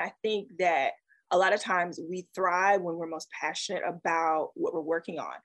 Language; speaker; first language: English; native; English